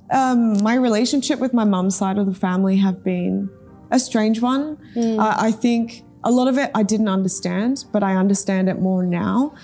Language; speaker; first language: English; early bilingual, other home language; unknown